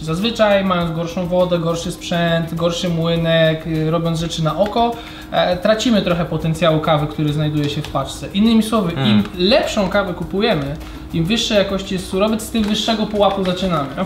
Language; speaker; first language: Polish; native; Polish